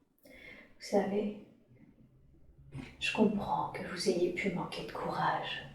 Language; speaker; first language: French; native; French